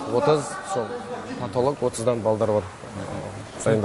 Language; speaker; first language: Kazakh; native; Kazakh